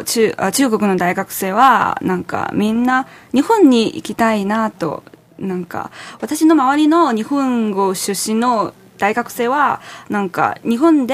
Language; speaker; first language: Japanese; non-native, fluent; Chinese